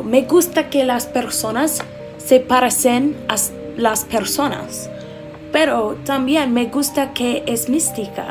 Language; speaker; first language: Spanish; non-native, learner; English